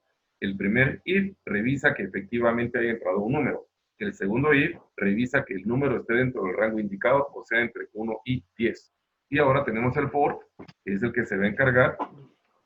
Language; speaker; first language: Spanish; native; Spanish